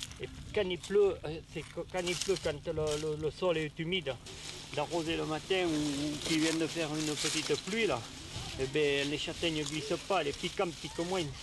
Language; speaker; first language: French; native; French